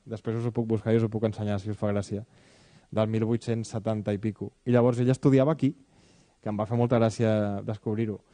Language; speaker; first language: Catalan; native; Catalan